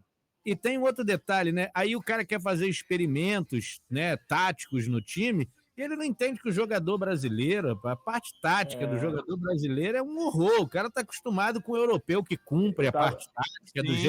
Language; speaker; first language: Portuguese; native; Portuguese